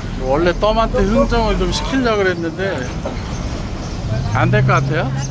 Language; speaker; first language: Korean; native; Korean